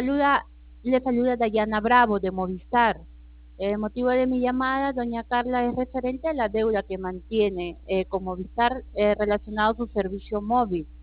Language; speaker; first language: Spanish; native; Spanish